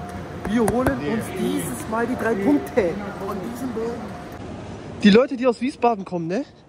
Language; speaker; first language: German; native; German